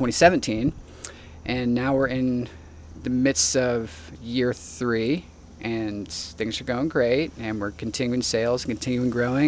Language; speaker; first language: English; native; English